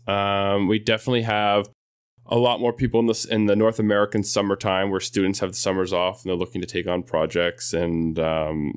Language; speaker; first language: English; native; English